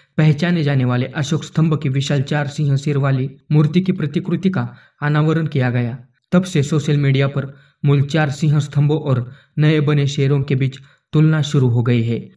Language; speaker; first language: Hindi; non-native, local second language; Marathi